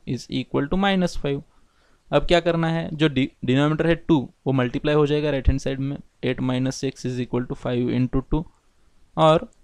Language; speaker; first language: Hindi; non-native, local second language; Marathi